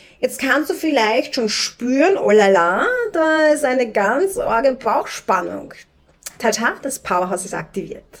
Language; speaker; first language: German; native; German